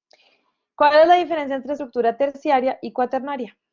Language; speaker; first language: Spanish; native; Spanish